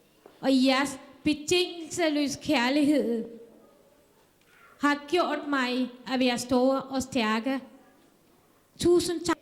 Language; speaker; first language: Danish; non-native, fluent; Tamil